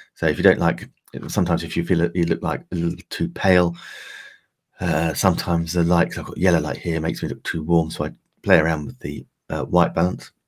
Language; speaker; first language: English; native; English